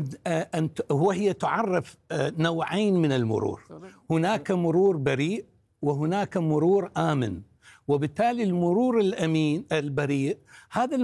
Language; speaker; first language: Arabic; native; Arabic